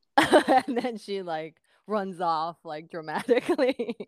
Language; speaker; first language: English; non-native, fluent; Japanese